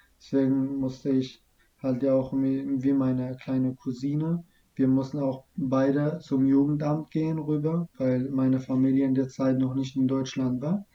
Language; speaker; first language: German; non-native, fluent; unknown